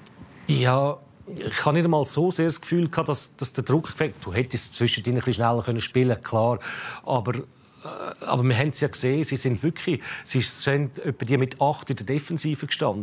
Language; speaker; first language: German; native; German